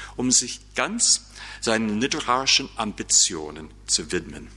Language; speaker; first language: German; non-native, fluent; English